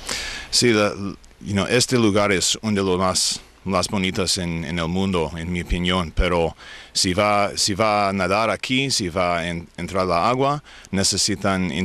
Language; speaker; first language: Spanish; non-native, learner; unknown